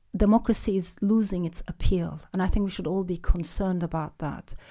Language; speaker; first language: English; non-native, fluent; Turkish